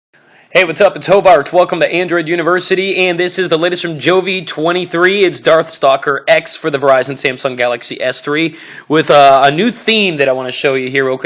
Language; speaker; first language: English; native; English